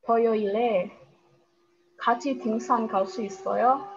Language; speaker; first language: Korean; non-native, learner; Indonesian